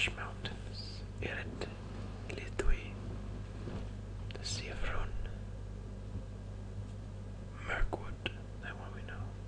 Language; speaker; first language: English; non-native, fluent; Danish